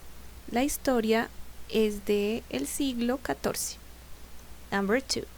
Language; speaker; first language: Spanish; native; Spanish